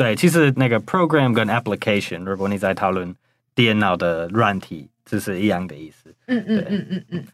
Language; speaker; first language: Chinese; non-native, fluent; English